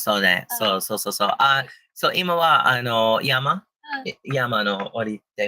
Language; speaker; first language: Japanese; non-native, learner; English